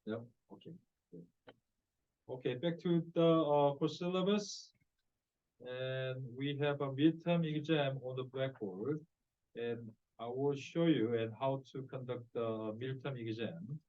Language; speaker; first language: English; non-native, fluent; Korean